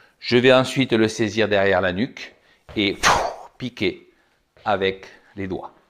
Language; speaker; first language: French; native; French